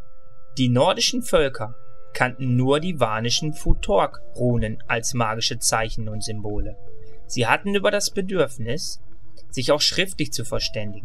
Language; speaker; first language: German; native; German